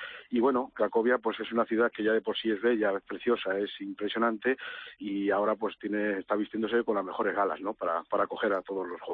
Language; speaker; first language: Spanish; native; Spanish